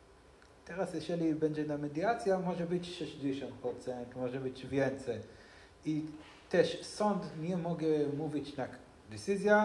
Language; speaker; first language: Polish; non-native, learner; Hebrew